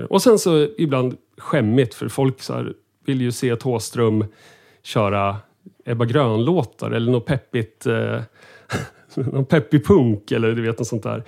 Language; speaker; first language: Swedish; native; Swedish